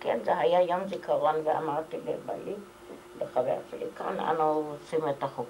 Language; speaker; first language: Hebrew; non-native, fluent; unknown